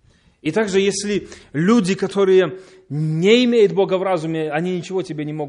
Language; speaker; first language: Polish; non-native, learner; Russian